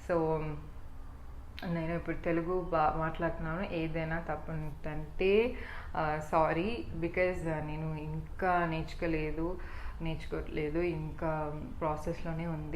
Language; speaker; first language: Telugu; non-native, learner; Tamil